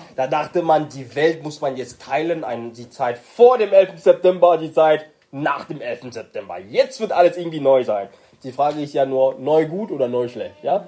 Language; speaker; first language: German; non-native, fluent; French